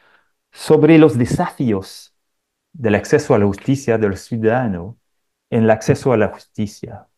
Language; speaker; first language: Spanish; non-native, fluent; French